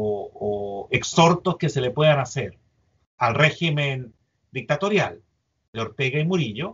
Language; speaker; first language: Spanish; native; Spanish